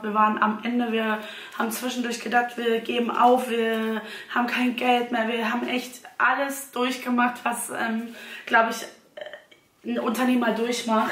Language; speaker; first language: German; native; German